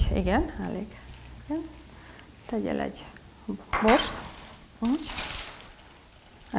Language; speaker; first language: Hungarian; native; Hungarian